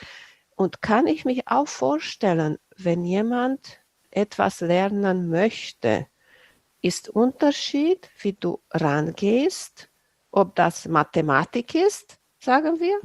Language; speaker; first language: German; non-native, fluent; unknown